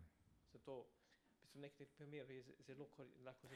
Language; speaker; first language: Slovenian; non-native, fluent; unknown